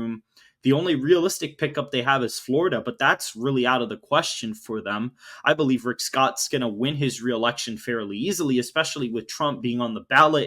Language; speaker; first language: English; native; English